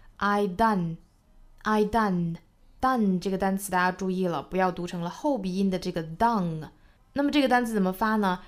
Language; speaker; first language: Chinese; native; Chinese